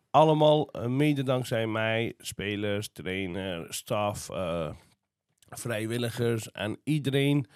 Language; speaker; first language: Dutch; non-native, fluent; Azerbaijani